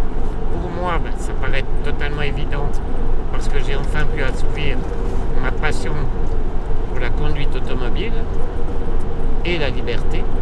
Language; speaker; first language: French; native; French